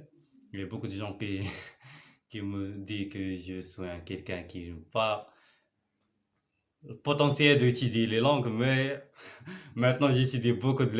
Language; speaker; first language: French; non-native, learner; Arabic